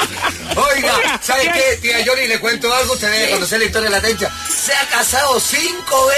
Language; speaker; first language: Spanish; native; Spanish